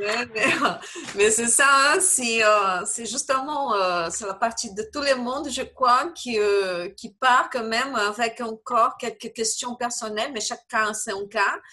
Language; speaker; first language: French; non-native, fluent; Portuguese